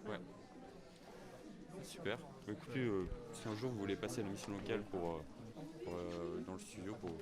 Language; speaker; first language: French; native; French